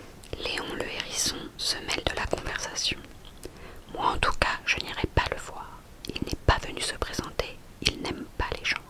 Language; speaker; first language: French; native; French